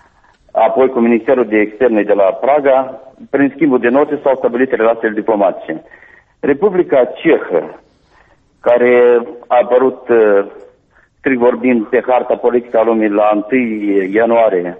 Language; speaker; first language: Romanian; native; Romanian